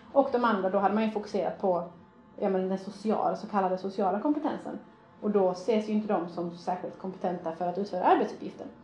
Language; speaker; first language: Swedish; early bilingual, other home language; Persian